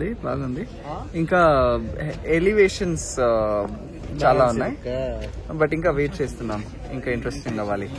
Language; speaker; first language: Telugu; non-native, learner; Kannada